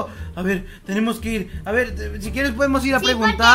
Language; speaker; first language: Spanish; native; Spanish